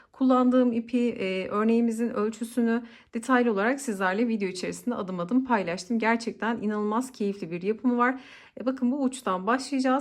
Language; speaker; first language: Turkish; native; Turkish